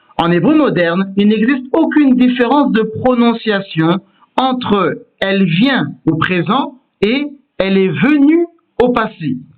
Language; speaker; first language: French; native; French